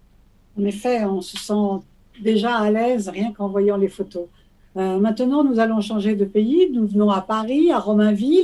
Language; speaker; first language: French; native; French